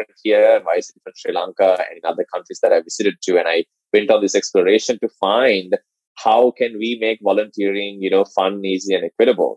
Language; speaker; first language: English; non-native, local second language; Sinhala